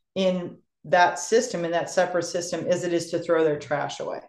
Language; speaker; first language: English; native; English